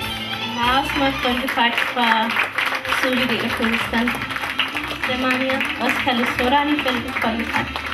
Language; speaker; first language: Danish; early bilingual, other home language; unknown